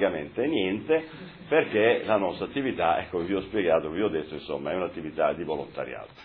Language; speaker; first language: Italian; native; Italian